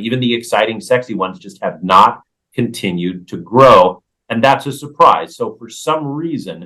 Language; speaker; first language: English; native; English